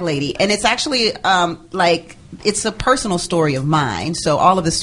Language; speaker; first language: English; native; English